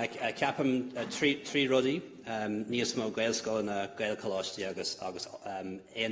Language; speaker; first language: Irish; non-native, local second language; English